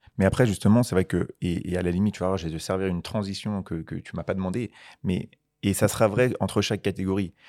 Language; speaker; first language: French; native; French